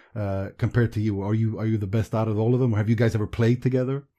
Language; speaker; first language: English; early bilingual, other home language; Persian